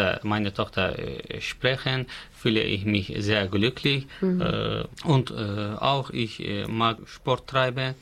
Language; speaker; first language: German; non-native, learner; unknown